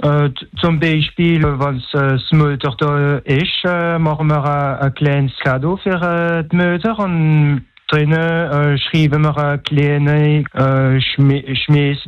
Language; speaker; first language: German; non-native, local second language; French